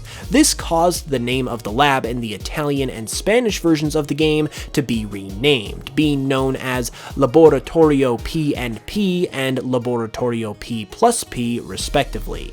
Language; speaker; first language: English; native; English